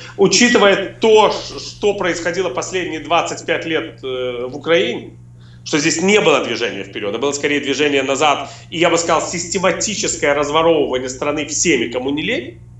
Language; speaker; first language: Russian; native; Russian